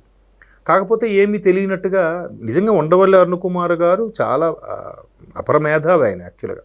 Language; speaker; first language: Telugu; native; Telugu